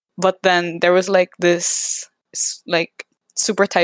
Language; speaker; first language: English; non-native, local second language; Cebuano